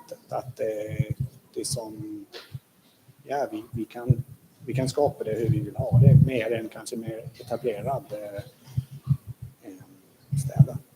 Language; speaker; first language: Swedish; non-native, fluent; English